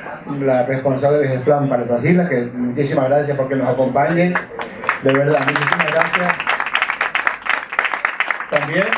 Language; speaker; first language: Spanish; native; Spanish